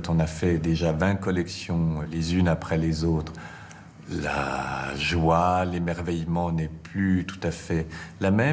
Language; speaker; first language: French; native; French